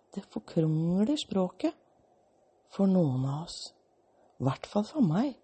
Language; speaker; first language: Norwegian; early bilingual, other home language; Danish